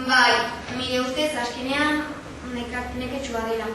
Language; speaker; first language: Basque; non-native, local second language; Spanish